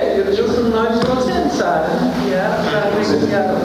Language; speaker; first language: German; non-native, learner; Russian